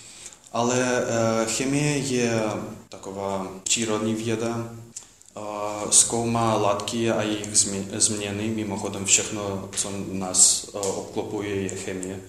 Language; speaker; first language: Czech; non-native, learner; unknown